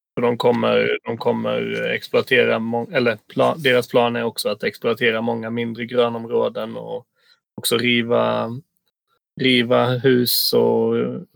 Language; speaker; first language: Swedish; native; Swedish